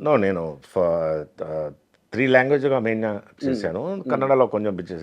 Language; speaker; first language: Telugu; non-native, fluent; Tamil